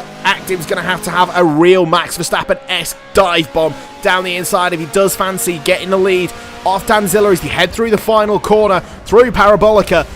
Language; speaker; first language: English; native; English